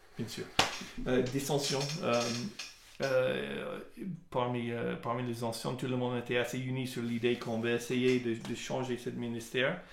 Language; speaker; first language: French; non-native, fluent; English